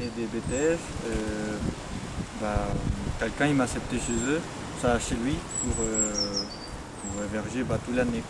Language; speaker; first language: French; non-native, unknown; Spanish